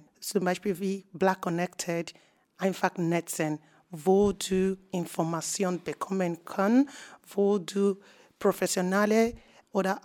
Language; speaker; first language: German; non-native, fluent; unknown